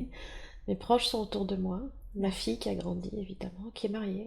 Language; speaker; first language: French; native; French